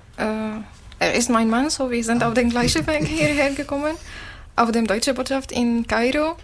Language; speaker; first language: German; non-native, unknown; Arabic